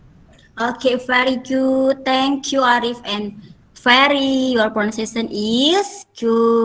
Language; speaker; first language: English; non-native, fluent; Indonesian